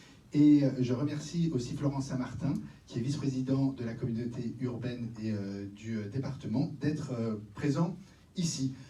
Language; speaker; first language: French; native; French